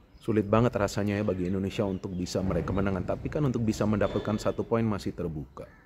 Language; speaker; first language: Indonesian; native; Indonesian